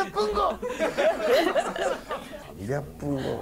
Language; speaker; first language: Japanese; native; Japanese